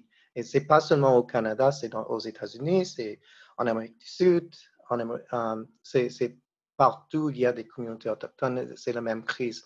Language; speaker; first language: French; non-native, fluent; English